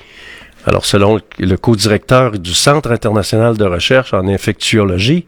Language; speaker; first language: French; native; French